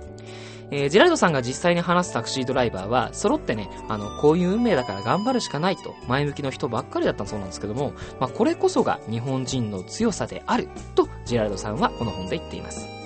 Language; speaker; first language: Japanese; native; Japanese